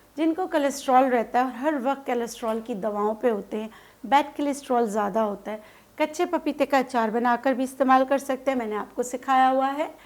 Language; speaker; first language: Urdu; non-native, local second language; Khowar